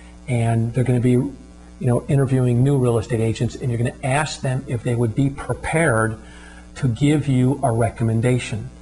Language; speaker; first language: English; native; English